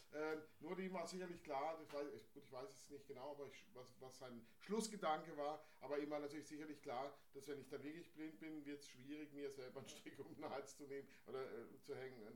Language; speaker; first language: German; native; German